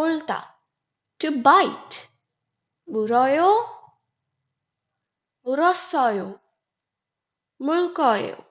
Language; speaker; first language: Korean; non-native, fluent; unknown